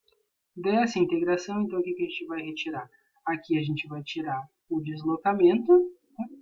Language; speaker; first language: Portuguese; native; Portuguese